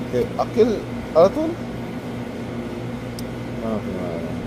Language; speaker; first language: Arabic; non-native, learner; Filipino